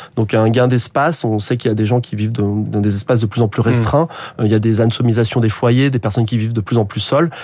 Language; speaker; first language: French; native; French